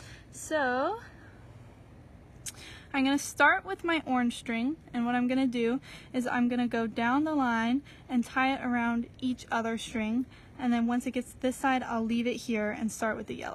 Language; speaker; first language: English; native; English